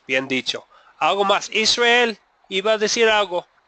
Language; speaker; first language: Spanish; non-native, fluent; English